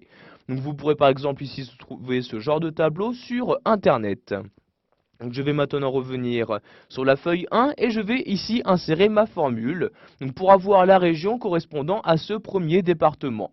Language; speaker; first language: French; native; French